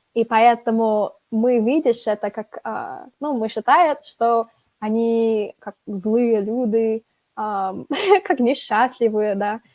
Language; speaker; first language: Russian; non-native, fluent; English